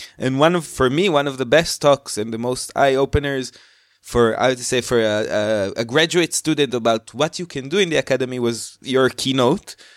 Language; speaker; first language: English; non-native, fluent; Hebrew